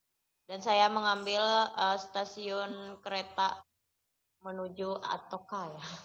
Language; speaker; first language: Indonesian; non-native, learner; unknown